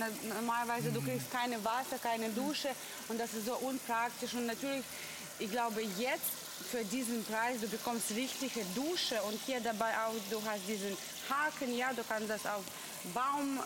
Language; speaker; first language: German; non-native, learner; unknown